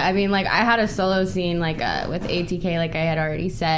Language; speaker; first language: English; native; English